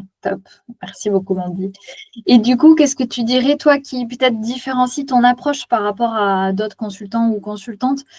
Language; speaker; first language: French; native; French